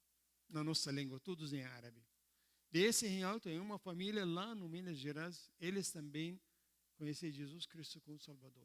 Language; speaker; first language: Portuguese; non-native, learner; Arabic